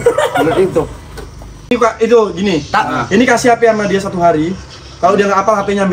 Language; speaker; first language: Malay; native; Malay